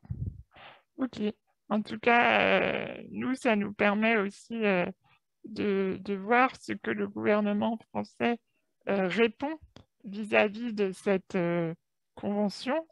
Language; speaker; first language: French; native; French